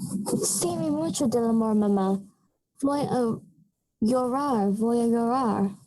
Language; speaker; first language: Spanish; non-native, learner; English